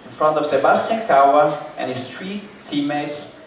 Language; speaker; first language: English; non-native, fluent; Dutch